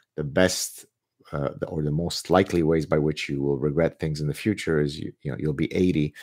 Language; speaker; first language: English; early bilingual, other home language; Arabic